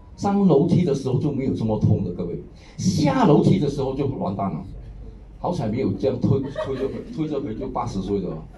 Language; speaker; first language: Chinese; non-native, local second language; Hakka Chinese